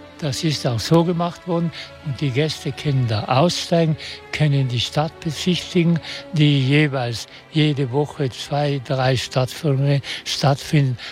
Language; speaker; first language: German; native; German